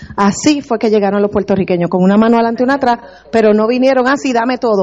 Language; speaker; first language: Spanish; native; Spanish